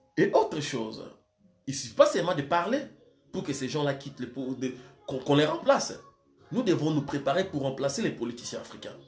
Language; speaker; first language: French; non-native, local second language; Lingala